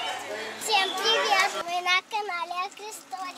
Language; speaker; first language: Russian; early bilingual, heritage; Russian